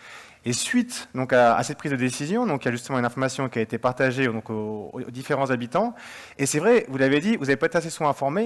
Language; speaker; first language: French; native; French